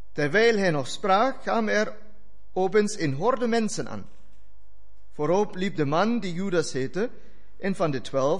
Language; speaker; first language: Dutch; non-native, fluent; German